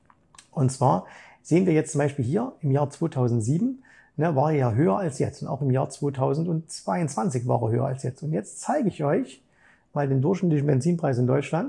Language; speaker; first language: German; native; German